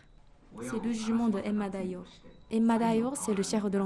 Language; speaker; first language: French; non-native, fluent; Japanese